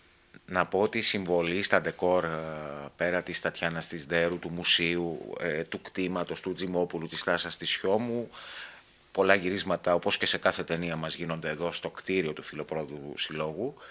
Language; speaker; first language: Greek; native; Greek